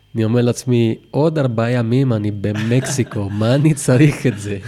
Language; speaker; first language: Hebrew; non-native, fluent; Spanish